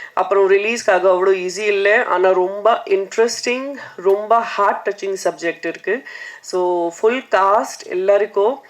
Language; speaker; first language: Tamil; non-native, fluent; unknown